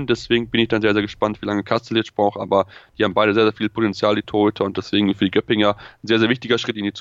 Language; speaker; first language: German; native; German